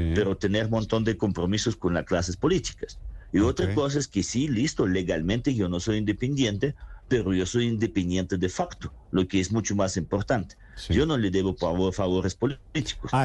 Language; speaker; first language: Spanish; non-native, fluent; Russian